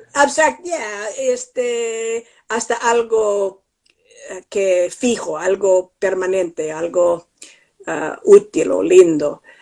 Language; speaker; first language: Spanish; non-native, fluent; English